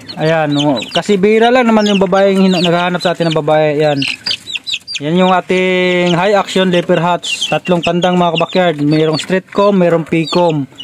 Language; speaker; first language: Filipino; non-native, local second language; Cebuano